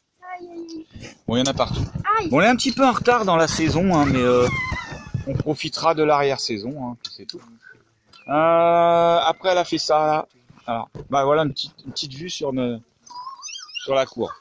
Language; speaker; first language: French; native; French